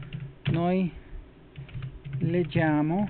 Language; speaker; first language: Italian; non-native, learner; Spanish